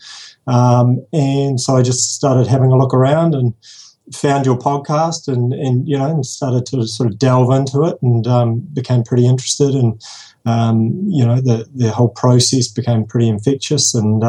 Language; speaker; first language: English; native; English